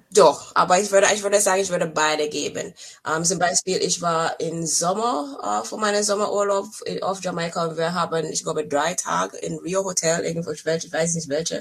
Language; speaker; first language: German; non-native, fluent; English